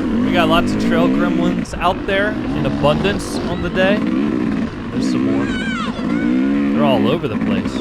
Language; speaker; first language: English; native; English